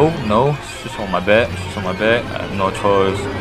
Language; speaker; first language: English; non-native, fluent; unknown